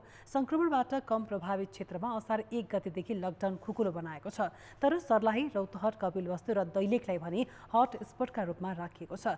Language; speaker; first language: Nepali; native; Nepali